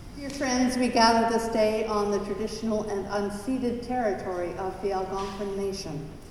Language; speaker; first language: English; native; English